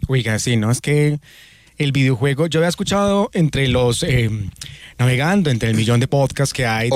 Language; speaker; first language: Spanish; native; Spanish